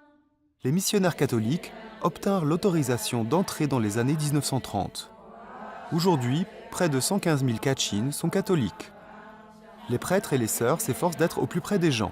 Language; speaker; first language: French; native; French